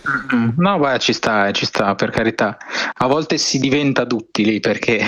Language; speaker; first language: Italian; native; Italian